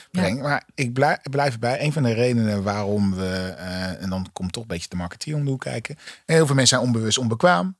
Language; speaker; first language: Dutch; native; Dutch